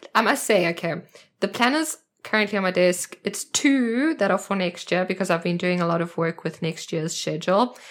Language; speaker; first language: English; native; English